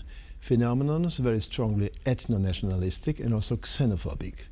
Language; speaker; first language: English; non-native, fluent; Polish